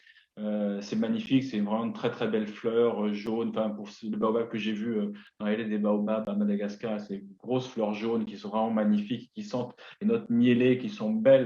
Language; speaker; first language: French; native; French